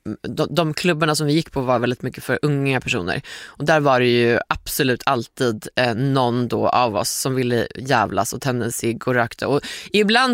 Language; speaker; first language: Swedish; native; Swedish